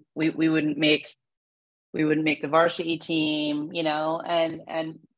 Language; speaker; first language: English; native; English